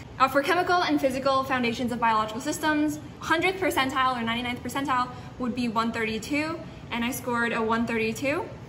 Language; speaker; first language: English; early bilingual, other home language; Chinese